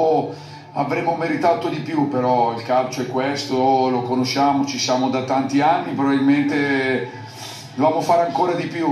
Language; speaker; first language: Italian; native; Italian